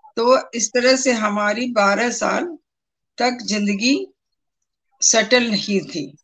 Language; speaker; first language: Hindi; native; Hindi